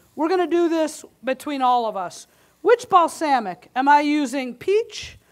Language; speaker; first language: English; native; English